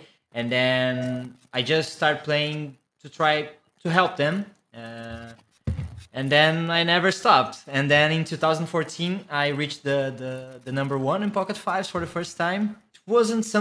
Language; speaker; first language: English; non-native, fluent; Portuguese